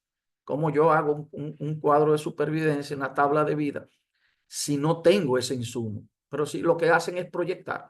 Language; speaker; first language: Spanish; native; Spanish